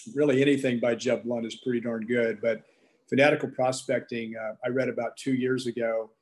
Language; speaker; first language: English; native; English